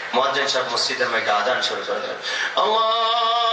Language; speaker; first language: Bangla; non-native, local second language; Assamese